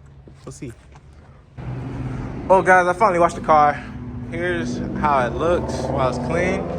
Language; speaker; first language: English; native; English